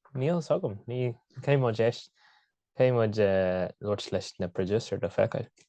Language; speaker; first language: Irish; non-native, local second language; English